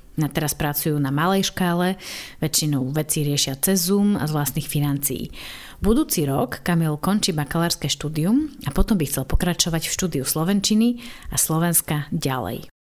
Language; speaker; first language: Slovak; native; Slovak